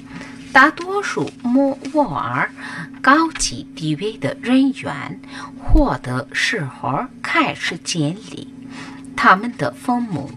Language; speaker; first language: Chinese; non-native, fluent; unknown